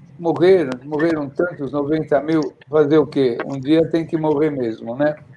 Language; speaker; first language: Portuguese; native; Portuguese